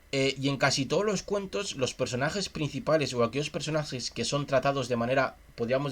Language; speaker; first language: Spanish; native; Spanish